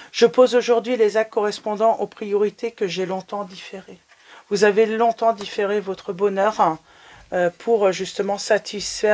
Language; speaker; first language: French; native; French